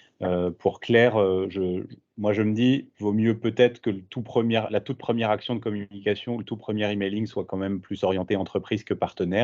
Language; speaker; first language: French; native; French